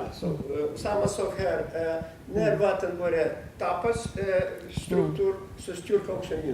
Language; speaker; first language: Swedish; non-native, fluent; Russian